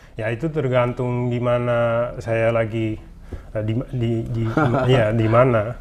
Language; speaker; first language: Indonesian; early bilingual, heritage; Dutch